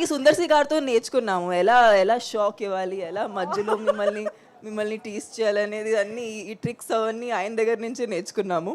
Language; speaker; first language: Telugu; non-native, local second language; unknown